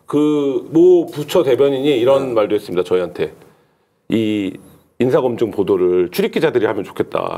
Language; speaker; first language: Korean; native; Korean